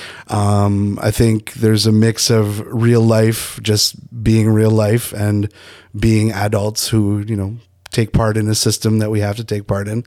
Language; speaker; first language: English; native; English